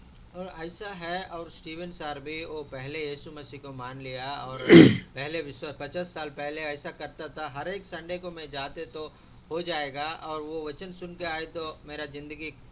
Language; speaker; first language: Hindi; non-native, local second language; Telugu